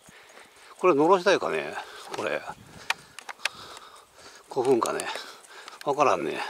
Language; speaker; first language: Japanese; native; Japanese